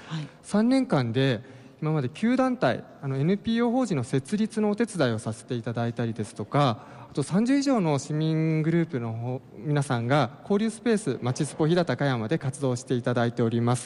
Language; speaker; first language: Japanese; native; Japanese